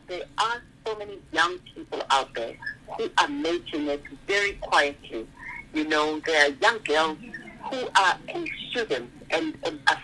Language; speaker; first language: English; non-native, local second language; Zulu